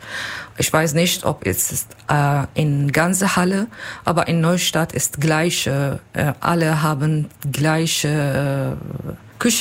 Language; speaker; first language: German; non-native, learner; Kurdish